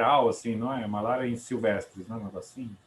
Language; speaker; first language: Portuguese; native; Portuguese